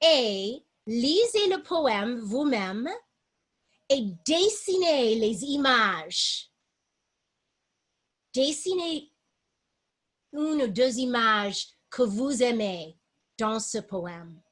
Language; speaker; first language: French; non-native, fluent; English